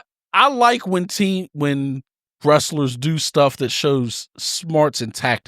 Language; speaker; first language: English; native; English